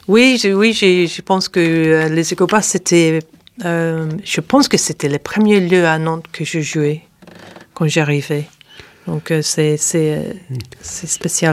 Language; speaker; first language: French; non-native, fluent; English